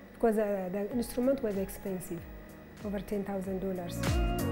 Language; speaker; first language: English; non-native, fluent; Amharic